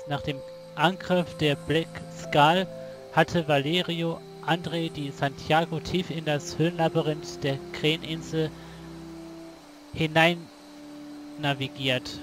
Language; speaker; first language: German; native; German